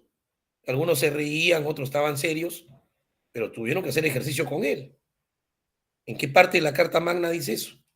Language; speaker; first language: Spanish; native; Spanish